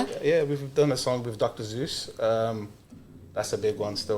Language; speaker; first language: English; native; English